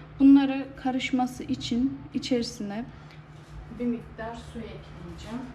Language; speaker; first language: Turkish; native; Turkish